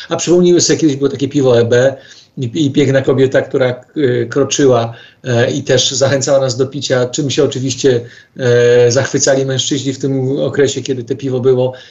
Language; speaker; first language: Polish; native; Polish